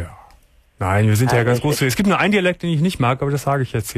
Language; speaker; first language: German; native; German